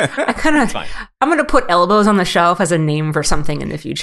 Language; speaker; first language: English; native; English